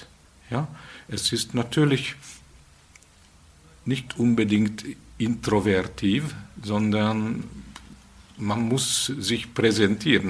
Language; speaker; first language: German; non-native, fluent; Hungarian